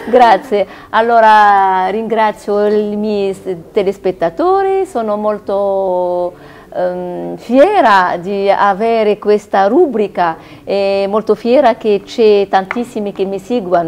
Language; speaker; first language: Italian; non-native, learner; Arabic